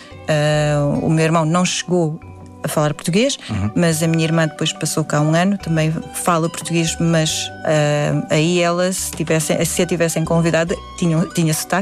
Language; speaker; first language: Portuguese; early bilingual, other home language; Indonesian